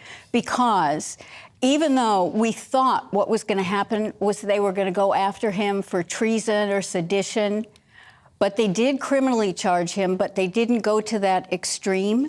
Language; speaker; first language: English; native; English